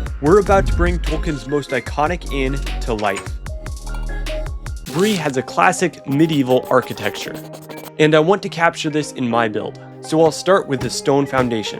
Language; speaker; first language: English; native; English